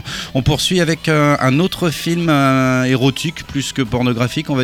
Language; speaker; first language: French; native; French